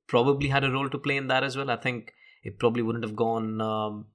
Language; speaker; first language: English; non-native, local second language; Hindi